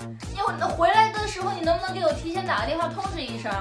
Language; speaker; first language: Chinese; native; Chinese